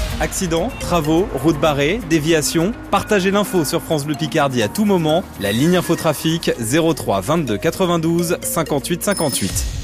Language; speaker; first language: French; native; French